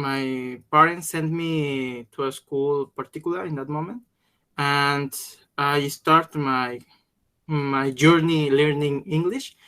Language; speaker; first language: English; non-native, learner; Spanish